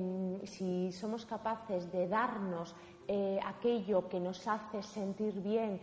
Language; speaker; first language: Spanish; native; Spanish